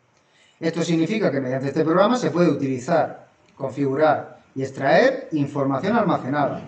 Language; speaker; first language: Spanish; native; Spanish